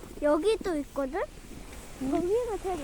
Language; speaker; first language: Korean; non-native, local second language; Mongolian